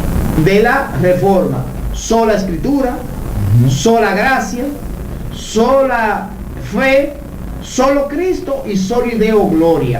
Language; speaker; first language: Spanish; native; Spanish